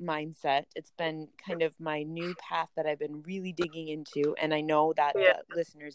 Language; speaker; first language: English; native; English